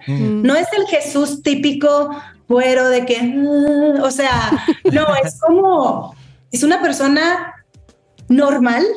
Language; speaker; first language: Spanish; native; Spanish